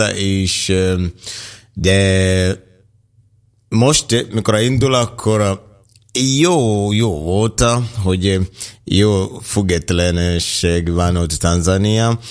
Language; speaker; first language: Hungarian; non-native, learner; Swahili